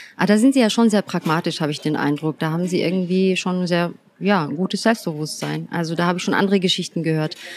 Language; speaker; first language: German; early bilingual, other home language; Turkish